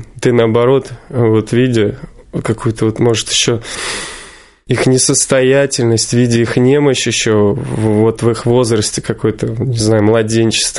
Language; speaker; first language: Russian; native; Russian